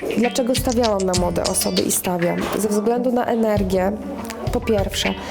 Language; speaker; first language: Polish; native; Polish